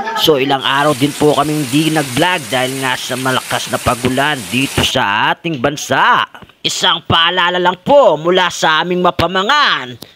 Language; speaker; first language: Filipino; non-native, local second language; Pampanga